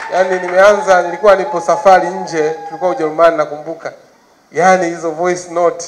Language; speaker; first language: Swahili; native; Swahili